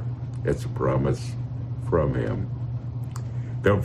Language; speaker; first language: English; native; English